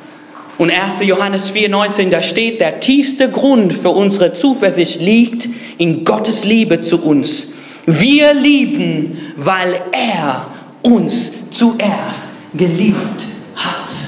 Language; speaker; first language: German; non-native, fluent; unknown